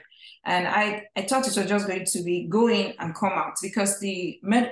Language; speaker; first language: English; non-native, local second language; Igbo